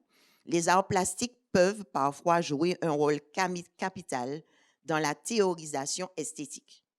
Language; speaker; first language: French; native; French